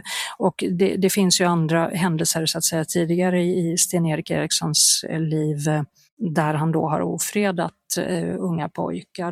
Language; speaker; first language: Swedish; native; Swedish